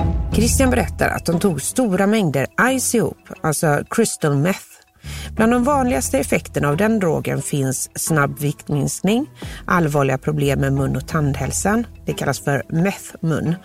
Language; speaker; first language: Swedish; native; Swedish